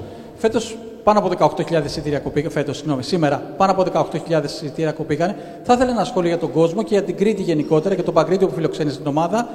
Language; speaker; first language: Greek; native; Greek